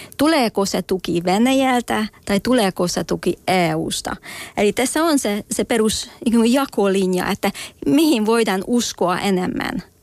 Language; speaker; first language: Finnish; non-native, fluent; Hungarian